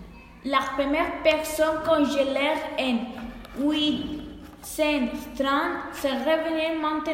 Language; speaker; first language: French; non-native, learner; Spanish